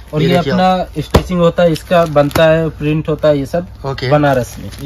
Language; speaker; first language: Hindi; native; Hindi